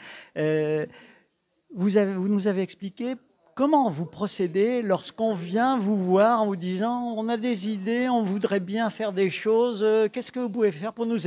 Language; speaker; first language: French; native; French